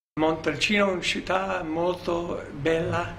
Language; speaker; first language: Italian; early bilingual, heritage; English